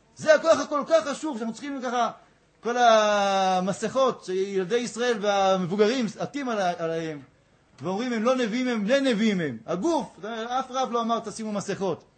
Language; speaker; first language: Hebrew; native; Hebrew